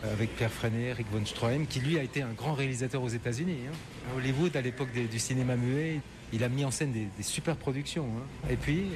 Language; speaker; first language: French; native; French